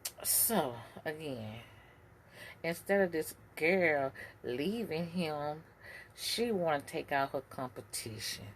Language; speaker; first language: English; native; English